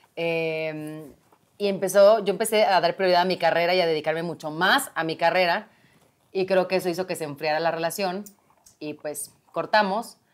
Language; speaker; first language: Spanish; native; Spanish